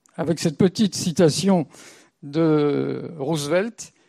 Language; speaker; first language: French; native; French